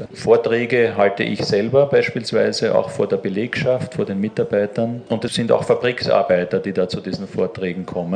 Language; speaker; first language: German; native; German